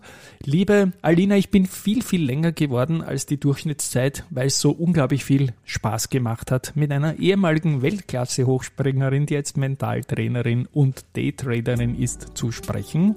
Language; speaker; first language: German; native; German